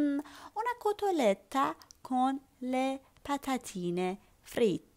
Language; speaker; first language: Italian; non-native, fluent; Persian